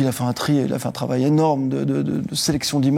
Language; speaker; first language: French; native; French